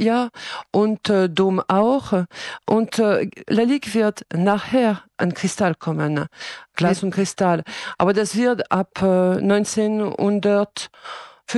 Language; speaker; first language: German; non-native, fluent; French